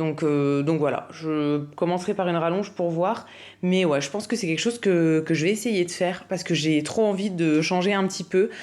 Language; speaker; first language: French; native; French